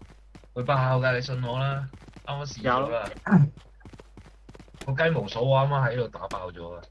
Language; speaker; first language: Chinese; native; Chinese